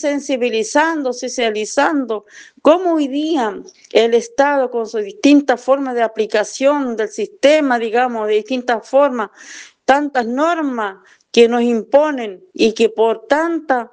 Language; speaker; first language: Spanish; non-native, local second language; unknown